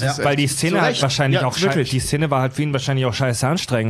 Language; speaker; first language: German; native; German